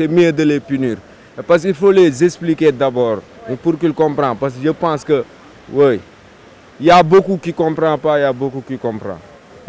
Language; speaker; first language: French; non-native, local second language; Wolof